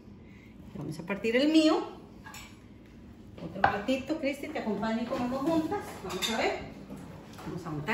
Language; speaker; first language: Spanish; native; Spanish